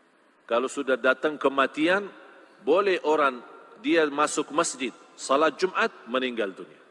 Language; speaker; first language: Indonesian; non-native, fluent; Arabic